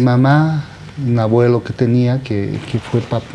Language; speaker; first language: Spanish; native; Spanish